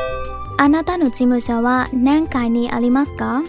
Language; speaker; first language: Japanese; non-native, fluent; Burmese